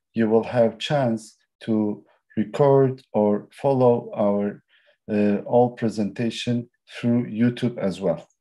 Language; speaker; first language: English; non-native, fluent; Turkish